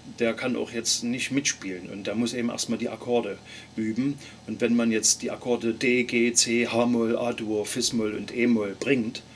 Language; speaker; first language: German; native; German